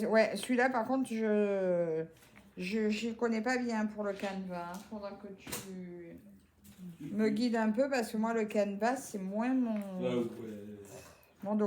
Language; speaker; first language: French; native; French